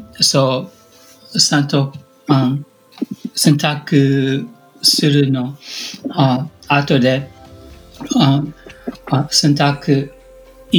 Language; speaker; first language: Japanese; non-native, learner; English